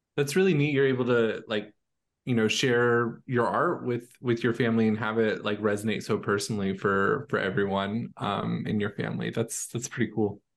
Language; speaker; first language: English; native; English